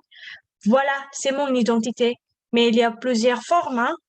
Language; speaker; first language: French; non-native, learner; Indonesian